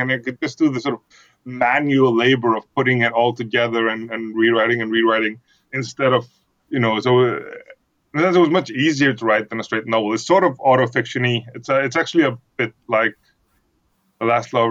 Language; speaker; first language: English; non-native, fluent; Icelandic